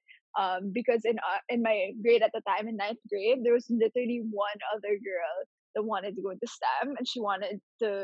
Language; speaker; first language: English; non-native, local second language; Filipino